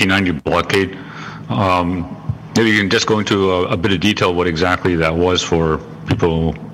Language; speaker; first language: English; native; English